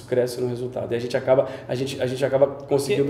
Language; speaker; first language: Portuguese; native; Portuguese